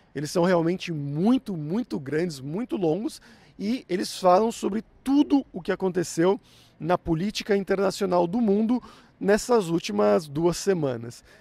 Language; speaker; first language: Portuguese; native; Portuguese